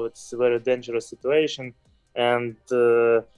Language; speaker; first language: English; non-native, fluent; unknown